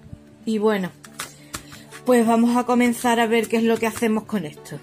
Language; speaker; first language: Spanish; native; Spanish